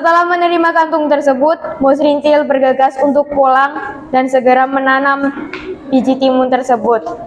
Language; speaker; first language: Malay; non-native, local second language; Javanese